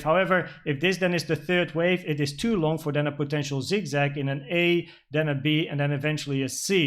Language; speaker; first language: English; non-native, fluent; Dutch